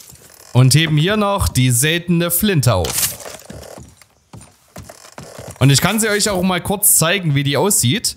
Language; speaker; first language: German; native; German